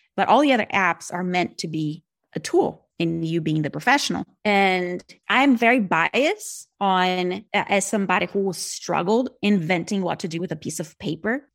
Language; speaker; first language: English; non-native, fluent; Portuguese